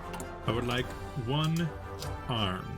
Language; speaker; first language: English; native; English